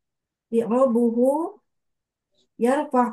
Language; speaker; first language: Arabic; non-native, learner; Indonesian